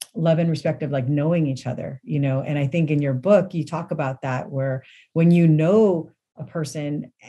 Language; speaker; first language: English; native; English